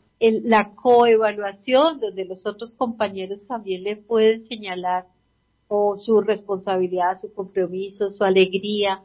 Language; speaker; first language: Spanish; native; Spanish